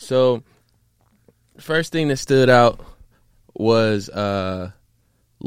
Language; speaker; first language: English; native; English